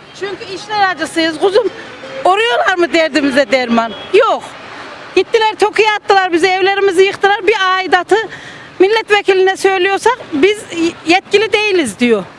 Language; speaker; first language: Turkish; native; Turkish